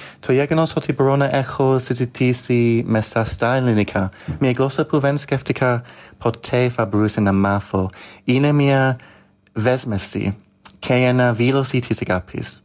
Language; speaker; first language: Greek; non-native, learner; English